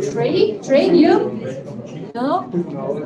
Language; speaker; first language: English; non-native, fluent; Chinese